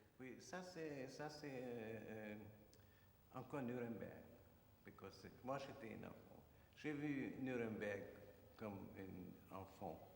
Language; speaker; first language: French; non-native, fluent; German